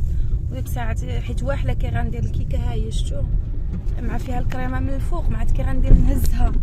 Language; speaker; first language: Arabic; native; Arabic